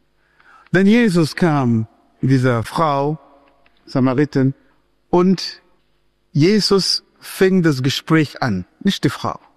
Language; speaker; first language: German; non-native, fluent; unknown